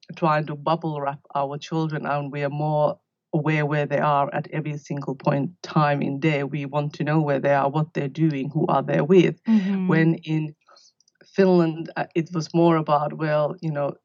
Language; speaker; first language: English; non-native, fluent; Finnish